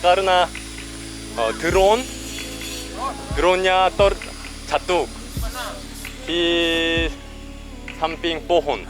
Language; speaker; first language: Indonesian; non-native, learner; Korean